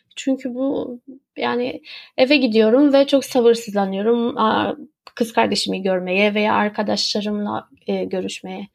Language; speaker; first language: Turkish; early bilingual, heritage; Turkish